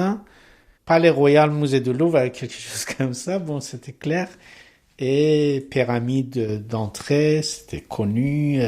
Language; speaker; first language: French; non-native, learner; Persian